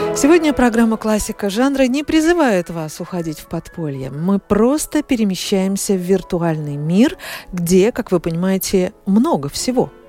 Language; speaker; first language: Russian; native; Russian